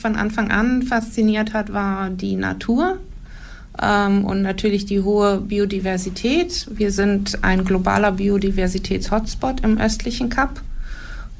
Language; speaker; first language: German; native; German